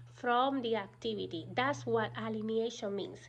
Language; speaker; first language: English; non-native, fluent; Spanish